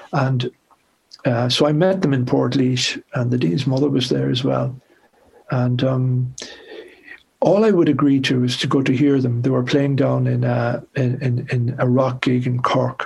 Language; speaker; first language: English; native; English